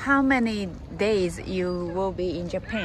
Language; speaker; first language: English; non-native, learner; Japanese